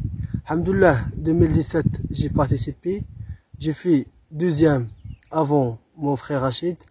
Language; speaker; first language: French; non-native, local second language; Arabic